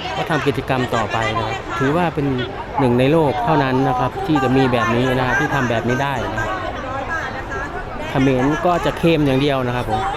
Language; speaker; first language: Thai; native; Thai